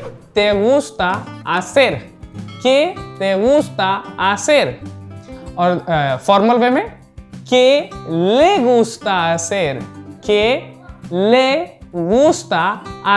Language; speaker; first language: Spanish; non-native, learner; Hindi